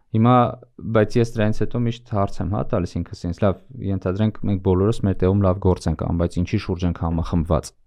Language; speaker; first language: Armenian; native; Armenian